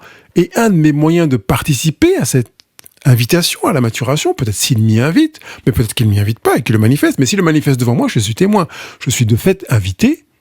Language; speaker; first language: French; native; French